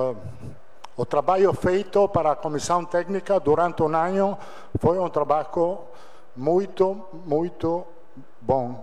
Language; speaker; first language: Portuguese; non-native, fluent; Italian